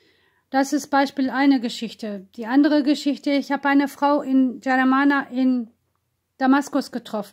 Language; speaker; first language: German; non-native, fluent; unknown